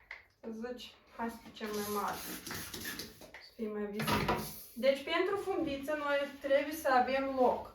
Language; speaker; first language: Romanian; non-native, local second language; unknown